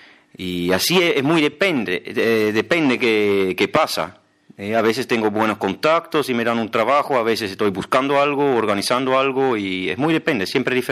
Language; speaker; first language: Spanish; non-native, fluent; German